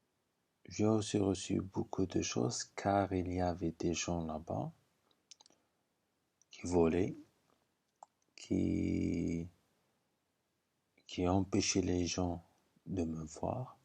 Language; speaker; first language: French; non-native, fluent; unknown